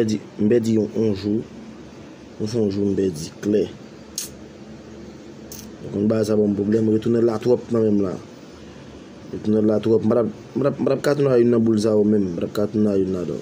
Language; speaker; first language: French; non-native, local second language; Haitian Creole